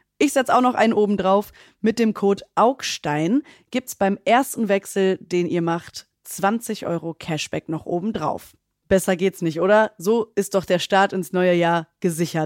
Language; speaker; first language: German; native; German